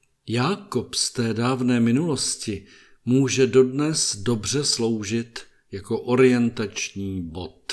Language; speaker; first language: Czech; native; Czech